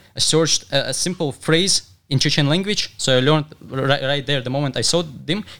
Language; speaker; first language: English; non-native, fluent; Russian